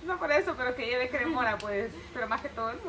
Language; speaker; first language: Spanish; native; Spanish